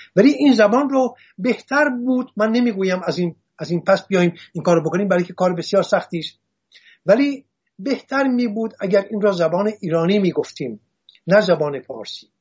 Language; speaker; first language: Persian; non-native, local second language; Assyrian Neo-Aramaic